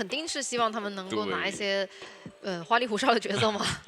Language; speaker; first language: Chinese; native; Chinese